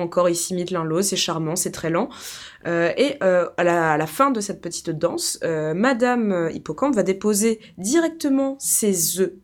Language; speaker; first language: French; native; French